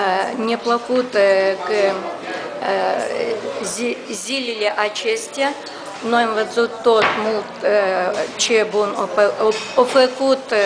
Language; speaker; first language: Romanian; non-native, local second language; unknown